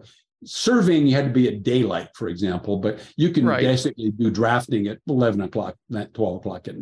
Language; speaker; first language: English; native; English